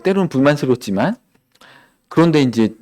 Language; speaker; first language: Korean; native; Korean